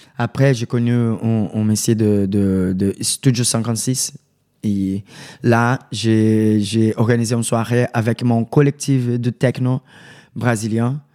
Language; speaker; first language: French; non-native, learner; Portuguese